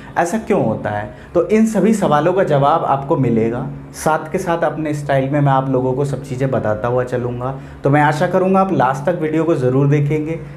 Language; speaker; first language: Hindi; non-native, local second language; Maithili